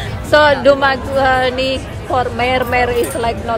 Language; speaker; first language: English; non-native, learner; Indonesian